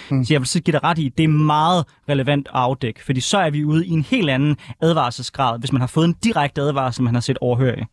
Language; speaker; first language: Danish; native; Danish